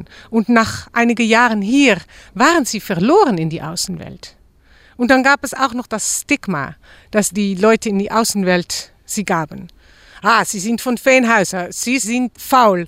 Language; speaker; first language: German; non-native, fluent; Dutch